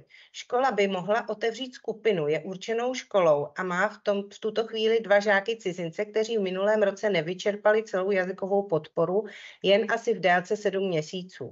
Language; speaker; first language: Czech; native; Czech